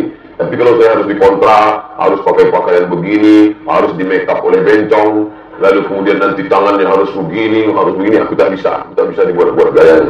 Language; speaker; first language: Indonesian; non-native, local second language; Malay